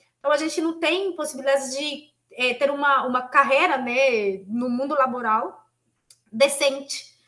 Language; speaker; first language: Portuguese; non-native, fluent; Spanish